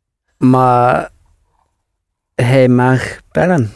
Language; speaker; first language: Dutch; non-native, learner; English